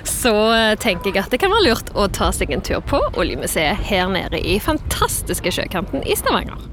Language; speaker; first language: Norwegian; native; Norwegian